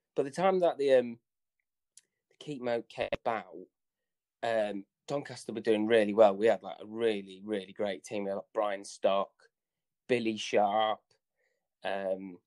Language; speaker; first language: English; native; English